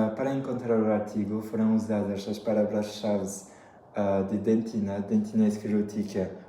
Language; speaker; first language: Portuguese; non-native, fluent; French